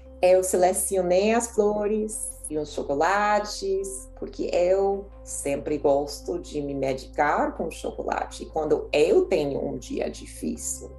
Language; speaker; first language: Portuguese; non-native, fluent; English